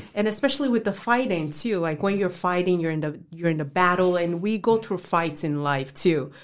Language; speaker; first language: English; early bilingual, other home language; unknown